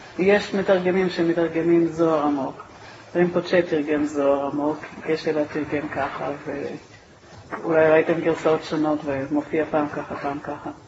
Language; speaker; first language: Hebrew; native; Hebrew